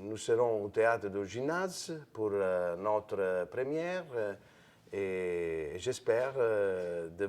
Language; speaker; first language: French; non-native, fluent; Italian